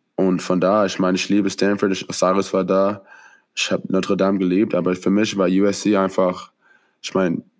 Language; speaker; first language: German; non-native, fluent; English